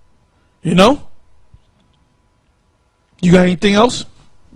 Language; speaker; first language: English; native; English